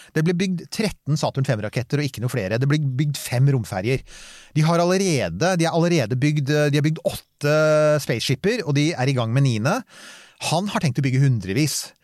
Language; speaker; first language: Norwegian; native; Norwegian